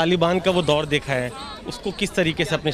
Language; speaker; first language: Hindi; native; Hindi